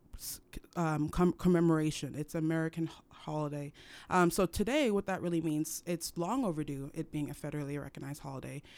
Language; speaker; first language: English; non-native, local second language; French